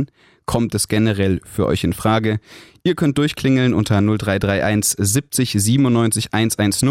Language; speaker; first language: German; native; German